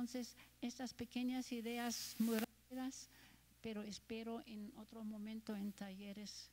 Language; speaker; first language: Spanish; non-native, fluent; German